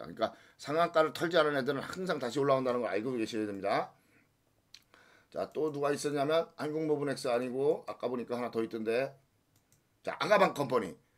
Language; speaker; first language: Korean; native; Korean